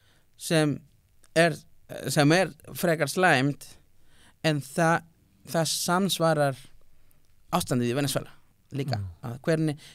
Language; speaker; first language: Icelandic; non-native, learner; Spanish